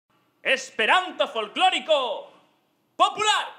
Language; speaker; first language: Spanish; native; Spanish